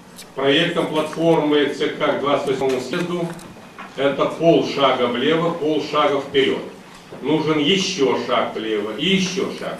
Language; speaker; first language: Russian; native; Russian